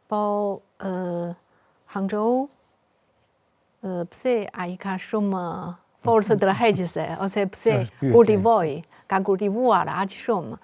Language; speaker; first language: Albanian; non-native, fluent; Chinese